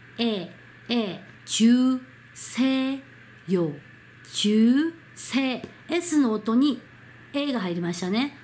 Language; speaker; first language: Japanese; non-native, fluent; Korean